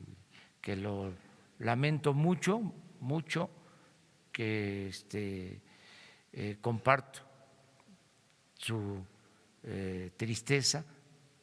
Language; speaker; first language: Spanish; native; Spanish